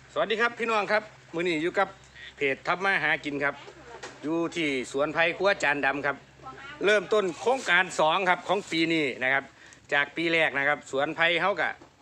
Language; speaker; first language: Thai; native; Thai